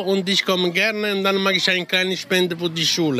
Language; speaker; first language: German; non-native, learner; Italian